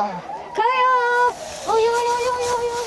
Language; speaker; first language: Korean; non-native, learner; Greek